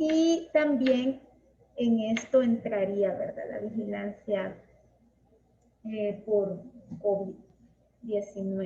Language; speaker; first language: Spanish; native; Spanish